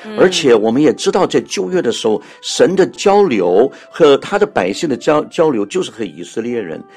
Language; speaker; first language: Chinese; non-native, local second language; Cantonese